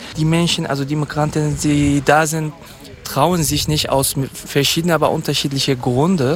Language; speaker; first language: German; non-native, fluent; Kurdish